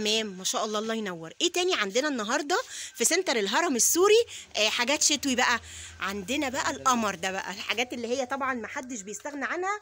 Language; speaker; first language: Arabic; native; Arabic